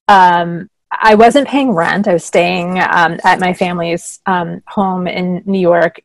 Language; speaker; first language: English; native; English